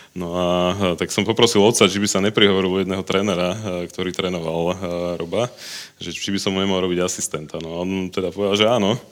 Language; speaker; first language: Slovak; native; Slovak